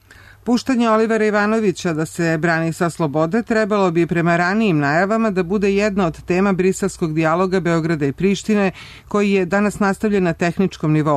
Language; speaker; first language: Serbian; native; Serbian